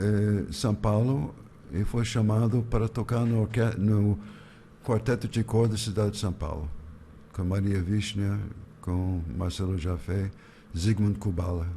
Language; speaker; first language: Portuguese; non-native, fluent; English